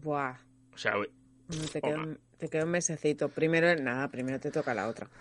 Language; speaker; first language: Spanish; native; Spanish